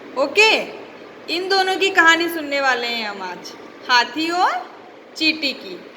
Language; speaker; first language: Hindi; native; Hindi